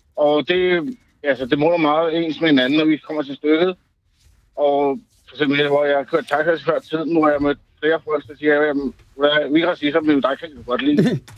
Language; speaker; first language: Danish; early bilingual, other home language; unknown